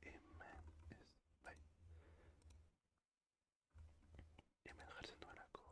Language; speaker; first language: Basque; non-native, learner; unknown